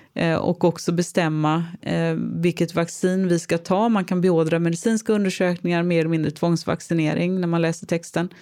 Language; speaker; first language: Swedish; native; Swedish